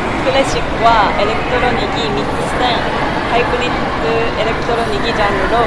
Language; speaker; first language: Korean; non-native, learner; Japanese